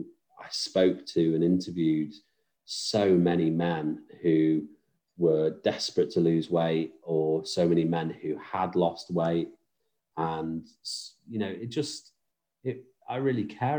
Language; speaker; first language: English; native; English